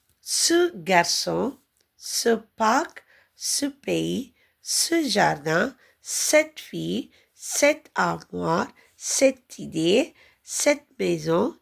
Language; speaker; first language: French; non-native, learner; Tamil